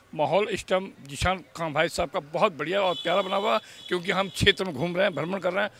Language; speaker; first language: Hindi; native; Hindi